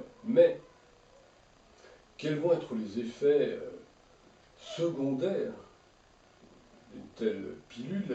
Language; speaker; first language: French; native; French